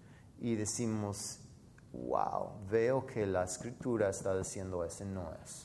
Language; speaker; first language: Spanish; non-native, fluent; English